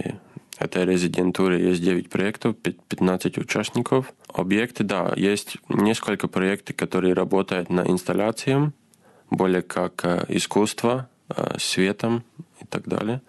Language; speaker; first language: Russian; non-native, fluent; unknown